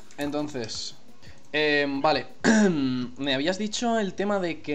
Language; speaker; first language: Spanish; native; Spanish